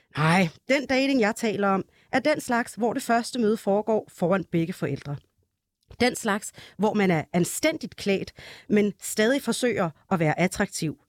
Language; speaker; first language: Danish; early bilingual, other home language; Arabic